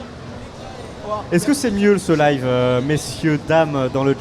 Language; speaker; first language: French; native; French